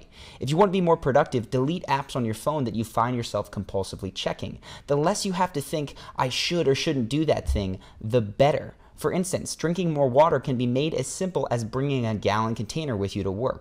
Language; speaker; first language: English; native; English